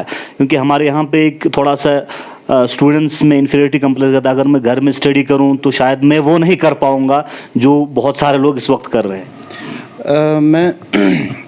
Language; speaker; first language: Hindi; non-native, local second language; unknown